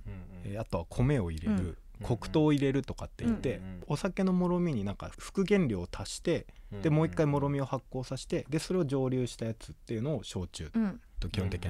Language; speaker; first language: Japanese; native; Japanese